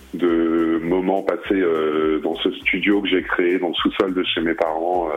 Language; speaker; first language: French; early bilingual, other home language; Arabic